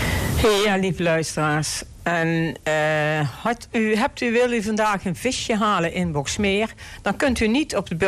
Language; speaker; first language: Dutch; native; Dutch